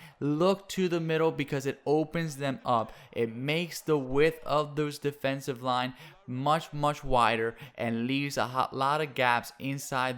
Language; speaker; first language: English; native; English